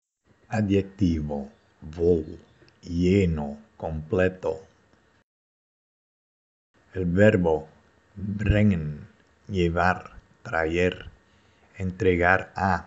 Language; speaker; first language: Spanish; non-native, fluent; Dutch